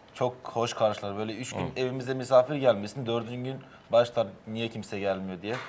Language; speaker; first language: Turkish; native; Turkish